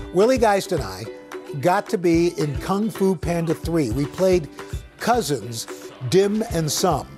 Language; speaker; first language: English; native; English